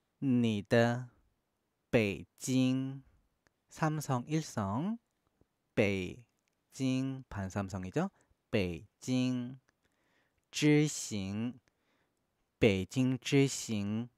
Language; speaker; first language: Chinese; non-native, fluent; Korean